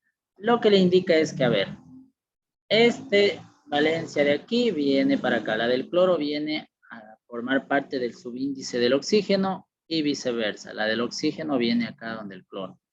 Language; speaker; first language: Spanish; native; Spanish